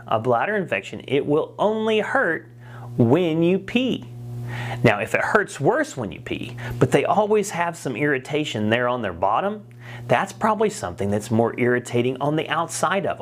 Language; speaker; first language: English; native; English